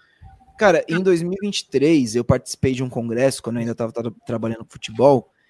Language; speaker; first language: Portuguese; native; Portuguese